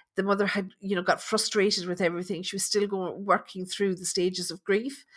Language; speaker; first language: English; native; English